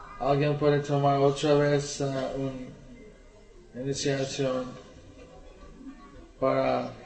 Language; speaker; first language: Spanish; non-native, learner; English